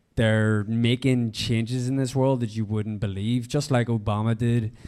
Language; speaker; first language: English; native; English